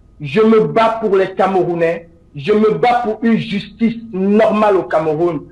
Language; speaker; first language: French; native; French